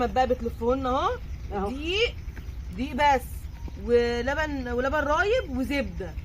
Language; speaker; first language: Arabic; native; Arabic